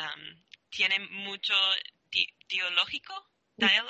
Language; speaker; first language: Spanish; non-native, learner; English